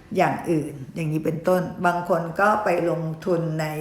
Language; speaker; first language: Thai; native; Thai